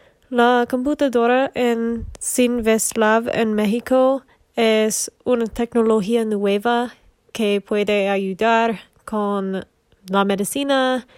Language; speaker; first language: Spanish; non-native, learner; English